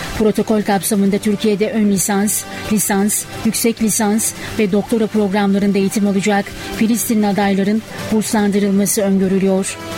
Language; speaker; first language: Turkish; native; Turkish